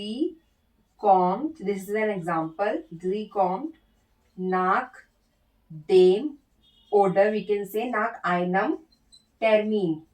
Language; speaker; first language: German; non-native, learner; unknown